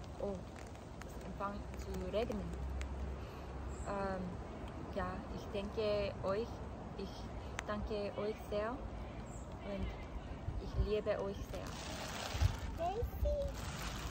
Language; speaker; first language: German; non-native, learner; Korean